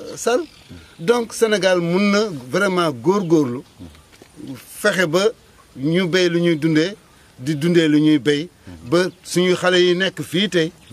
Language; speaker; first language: Wolof; native; Wolof